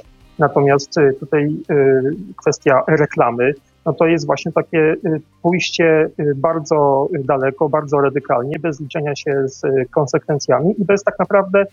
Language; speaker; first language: Polish; native; Polish